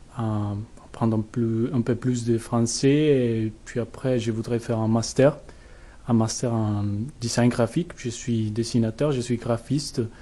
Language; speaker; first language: French; non-native, learner; Spanish